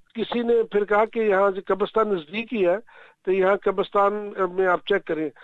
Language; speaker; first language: Urdu; non-native, local second language; Punjabi